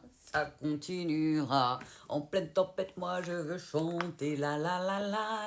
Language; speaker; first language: French; native; French